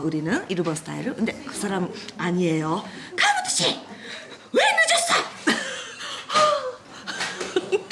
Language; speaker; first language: Korean; non-native, learner; Japanese